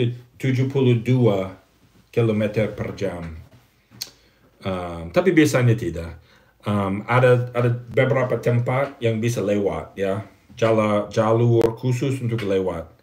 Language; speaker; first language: Indonesian; non-native, fluent; English